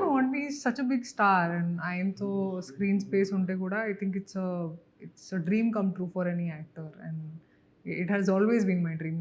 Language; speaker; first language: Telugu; non-native, fluent; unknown